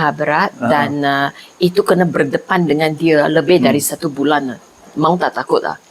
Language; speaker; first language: Malay; non-native, local second language; Chinese